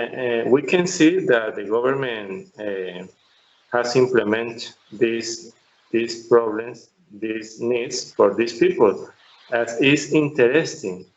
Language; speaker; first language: English; non-native, learner; Spanish